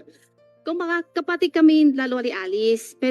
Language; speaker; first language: Filipino; non-native, learner; Chinese